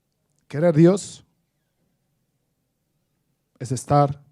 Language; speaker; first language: Spanish; non-native, fluent; Arabic